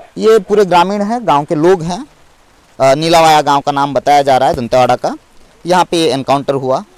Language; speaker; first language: Hindi; native; Hindi